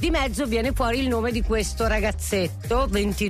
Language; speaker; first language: Italian; native; Italian